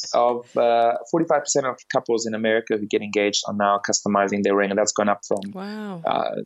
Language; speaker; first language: English; early bilingual, other home language; Bulgarian